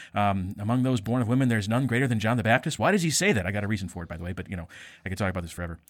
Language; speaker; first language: English; native; English